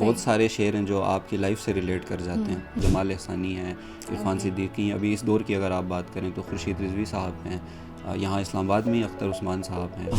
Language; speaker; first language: Urdu; non-native, local second language; Balti